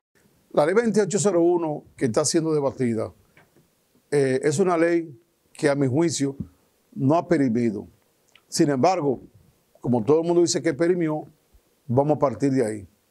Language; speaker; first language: Spanish; native; Spanish